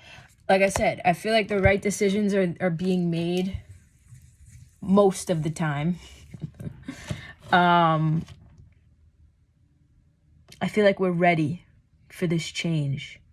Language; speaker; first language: English; native; English